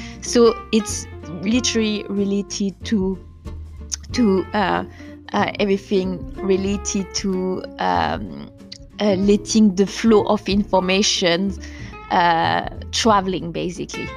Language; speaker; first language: English; non-native, fluent; French